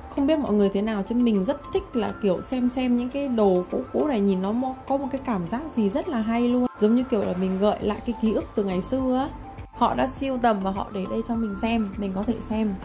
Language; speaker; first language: Vietnamese; native; Vietnamese